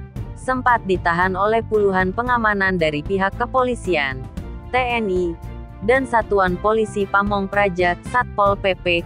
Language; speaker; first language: Indonesian; native; Indonesian